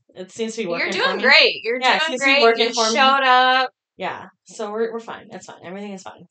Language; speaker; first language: English; early bilingual, other home language; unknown